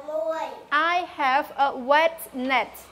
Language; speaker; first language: English; non-native, learner; Khmer